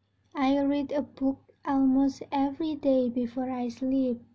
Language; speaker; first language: English; non-native, learner; Indonesian